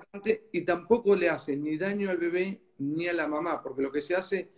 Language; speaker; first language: Spanish; native; Spanish